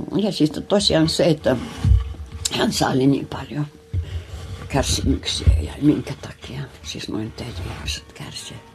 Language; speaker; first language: Finnish; non-native, local second language; Russian